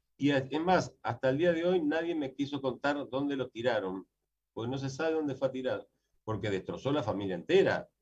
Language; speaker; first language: Spanish; native; Spanish